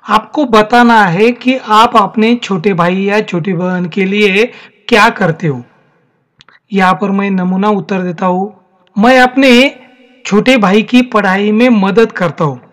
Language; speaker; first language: Hindi; non-native, local second language; Marathi